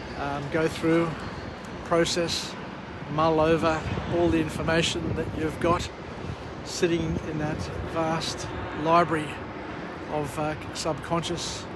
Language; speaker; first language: English; native; English